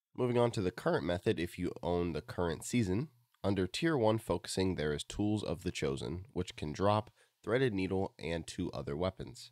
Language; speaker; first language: English; native; English